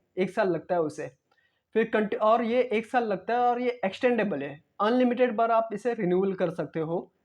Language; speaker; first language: Hindi; non-native, local second language; Marathi